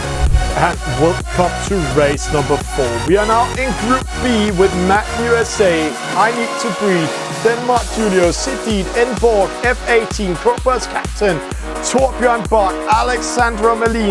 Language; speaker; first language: English; non-native, fluent; Danish